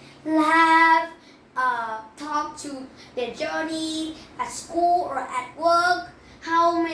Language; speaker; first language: English; non-native, learner; Vietnamese